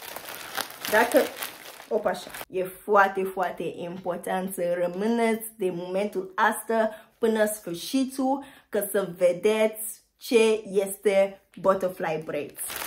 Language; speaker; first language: Romanian; non-native, fluent; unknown